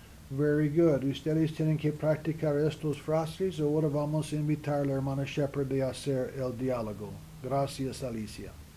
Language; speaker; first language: Spanish; non-native, learner; English